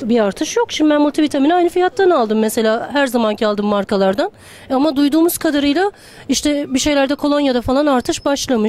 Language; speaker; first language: Turkish; native; Turkish